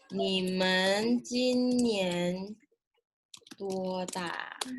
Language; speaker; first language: Chinese; non-native, fluent; Indonesian